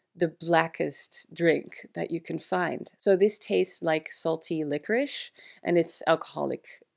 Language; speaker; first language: English; non-native, fluent; French